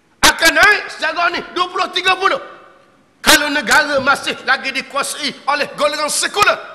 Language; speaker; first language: Malay; native; Malay